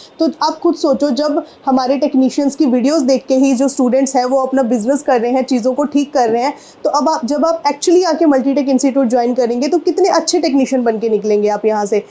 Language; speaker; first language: Hindi; native; Hindi